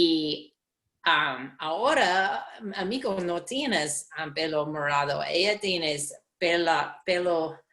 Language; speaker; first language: Spanish; non-native, learner; English